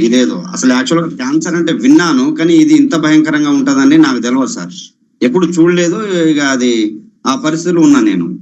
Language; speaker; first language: Telugu; non-native, local second language; Lambadi